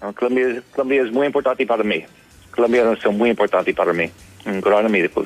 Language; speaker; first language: Spanish; non-native, learner; English